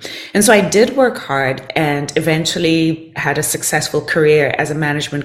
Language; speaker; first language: English; non-native, local second language; Shona